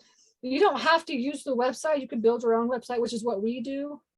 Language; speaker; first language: English; native; English